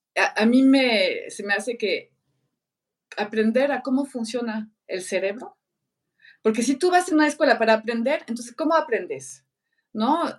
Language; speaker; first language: Spanish; non-native, fluent; French